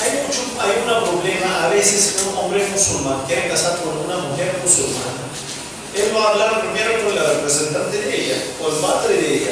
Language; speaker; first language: Spanish; non-native, fluent; Arabic